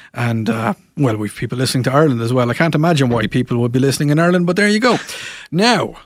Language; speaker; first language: English; non-native, local second language; Irish